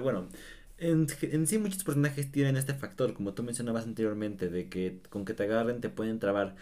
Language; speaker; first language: Spanish; native; Spanish